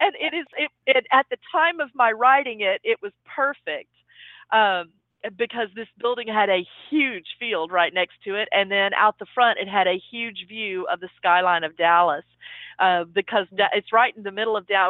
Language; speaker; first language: English; native; English